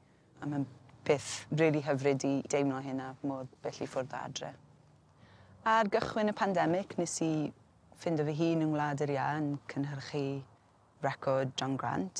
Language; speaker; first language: Welsh; native; Welsh